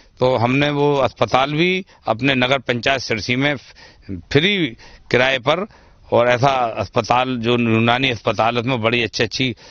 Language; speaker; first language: Hindi; native; Hindi